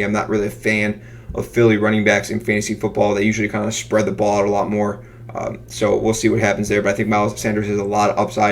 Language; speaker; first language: English; native; English